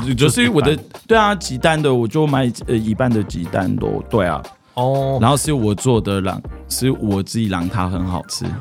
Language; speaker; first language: Chinese; non-native, fluent; French